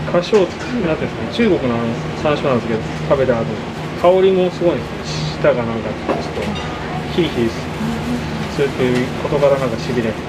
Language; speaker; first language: Japanese; native; Japanese